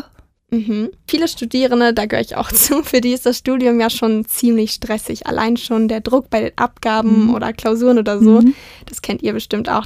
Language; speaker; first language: German; native; German